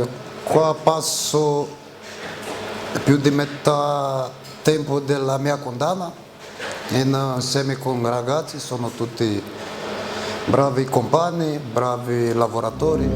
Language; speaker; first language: Italian; non-native, fluent; Romanian